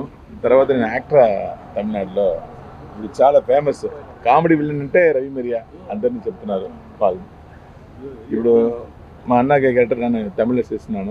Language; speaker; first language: Telugu; non-native, learner; Tamil